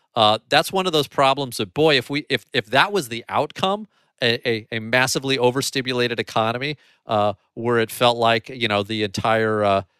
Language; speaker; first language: English; native; English